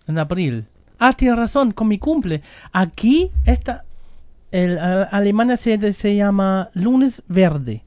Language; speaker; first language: Spanish; non-native, fluent; German